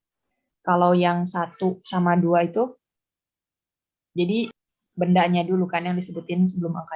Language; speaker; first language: Indonesian; native; Indonesian